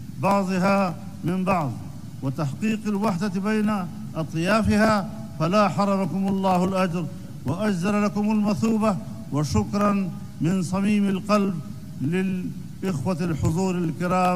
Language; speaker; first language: Arabic; non-native, fluent; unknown